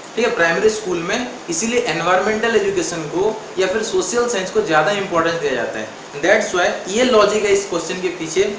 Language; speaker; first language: Hindi; non-native, local second language; Odia